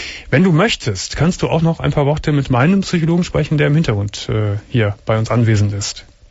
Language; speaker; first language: German; native; German